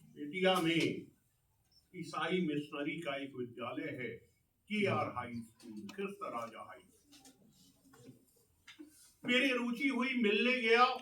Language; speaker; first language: Hindi; non-native, local second language; Bhojpuri